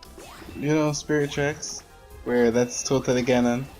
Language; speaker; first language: English; native; English